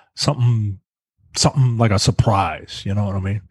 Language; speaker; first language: English; native; English